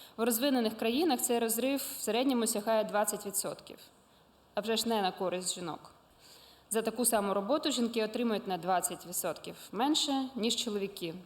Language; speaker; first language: Ukrainian; non-native, local second language; Russian